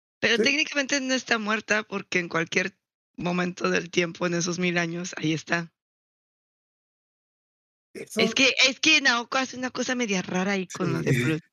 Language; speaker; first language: Spanish; native; Spanish